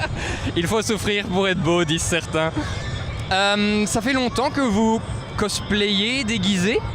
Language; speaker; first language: French; native; French